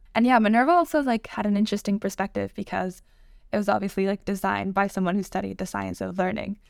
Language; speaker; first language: English; non-native, fluent; Spanish